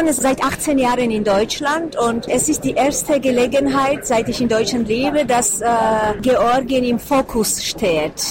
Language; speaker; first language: German; non-native, fluent; Georgian